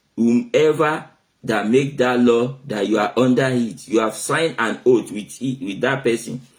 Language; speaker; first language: English; non-native, local second language; Yoruba